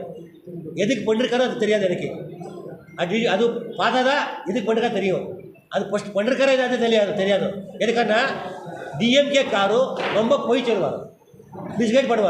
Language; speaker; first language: Tamil; non-native, learner; Kannada